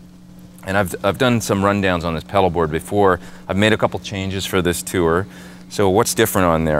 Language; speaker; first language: English; native; English